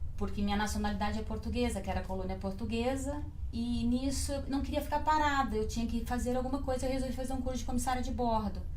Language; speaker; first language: Portuguese; native; Portuguese